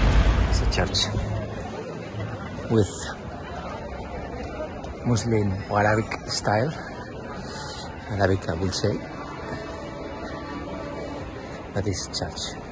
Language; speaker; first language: English; non-native, fluent; Spanish